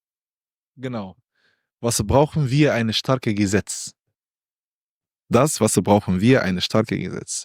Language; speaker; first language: German; non-native, learner; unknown